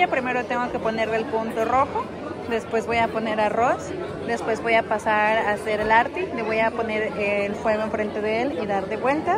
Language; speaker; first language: Spanish; native; Spanish